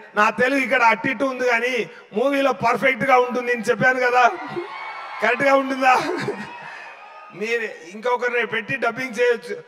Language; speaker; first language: Telugu; non-native, fluent; Tamil